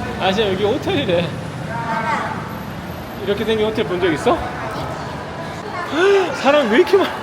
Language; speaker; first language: Korean; native; Korean